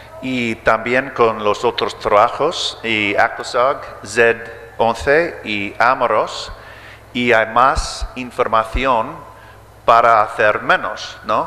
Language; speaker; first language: Spanish; early bilingual, heritage; English